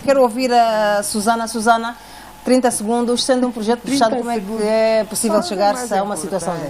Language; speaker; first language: Portuguese; native; Portuguese